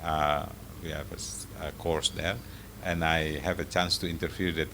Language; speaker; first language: English; non-native, fluent; Indonesian